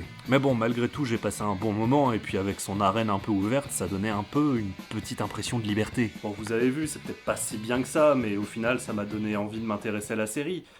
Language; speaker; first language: French; native; French